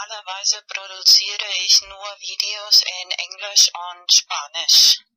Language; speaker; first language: German; non-native, fluent; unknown